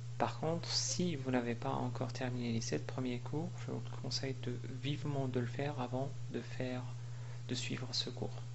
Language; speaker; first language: French; native; French